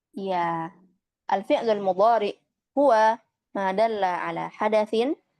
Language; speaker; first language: Arabic; non-native, fluent; Indonesian